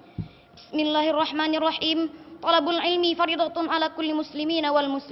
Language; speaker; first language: Arabic; non-native, learner; Indonesian